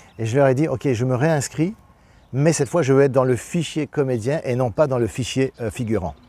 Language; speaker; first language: French; native; French